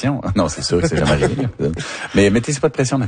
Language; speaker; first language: French; native; French